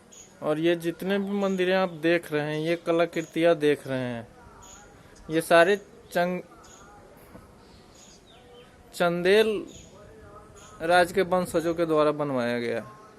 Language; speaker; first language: Hindi; native; Hindi